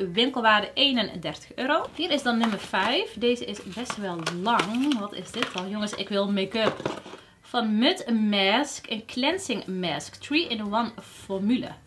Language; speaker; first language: Dutch; early bilingual, other home language; Riffian